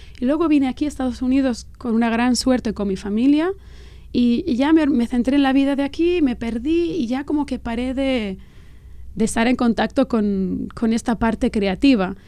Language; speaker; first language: Spanish; non-native, local second language; Catalan